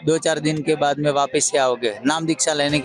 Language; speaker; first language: Hindi; native; Hindi